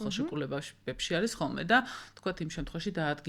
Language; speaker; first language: Georgian; native; Georgian